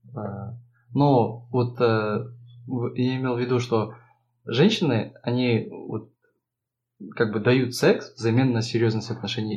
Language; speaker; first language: Russian; non-native, local second language; Kazakh